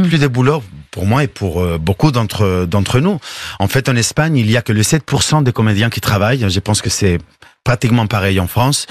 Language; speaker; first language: French; non-native, fluent; Spanish